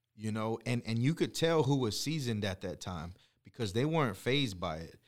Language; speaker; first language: English; native; English